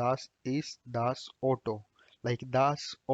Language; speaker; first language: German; non-native, learner; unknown